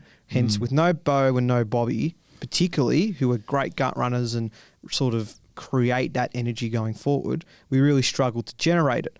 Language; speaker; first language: English; native; English